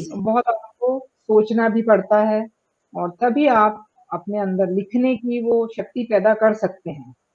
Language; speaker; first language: Hindi; native; Hindi